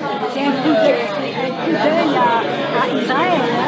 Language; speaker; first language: French; native; French